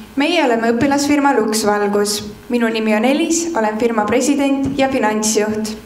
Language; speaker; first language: Estonian; native; Estonian